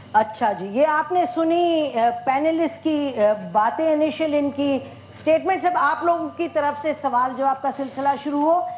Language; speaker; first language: Urdu; native; Urdu